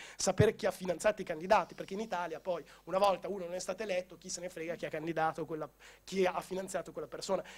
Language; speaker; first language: Italian; native; Italian